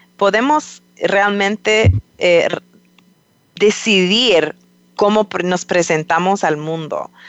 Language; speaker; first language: Spanish; non-native, fluent; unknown